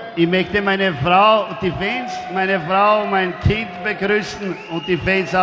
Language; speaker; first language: German; non-native, fluent; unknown